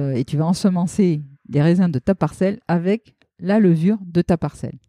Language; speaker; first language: French; native; French